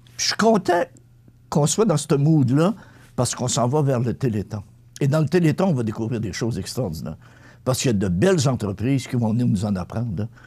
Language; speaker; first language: French; native; French